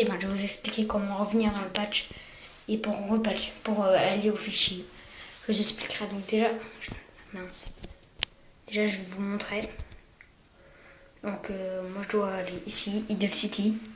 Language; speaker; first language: French; native; French